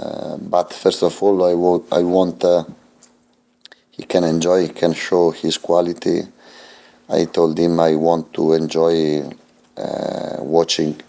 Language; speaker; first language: English; non-native, fluent; Italian